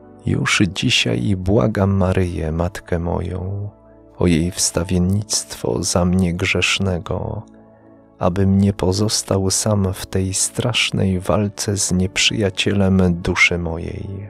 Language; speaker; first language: Polish; native; Polish